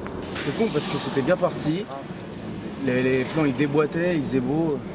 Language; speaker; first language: French; native; French